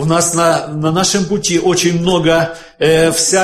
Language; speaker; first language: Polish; non-native, learner; Russian